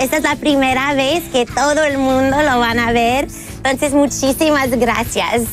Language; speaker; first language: Spanish; early bilingual, heritage; English